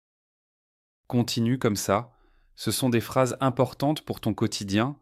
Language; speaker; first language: French; native; French